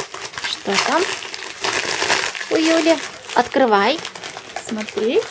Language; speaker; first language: Russian; native; Russian